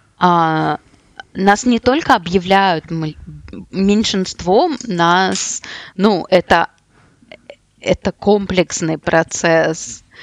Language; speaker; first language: Russian; native; Russian